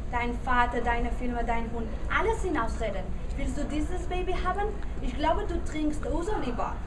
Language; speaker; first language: German; non-native, learner; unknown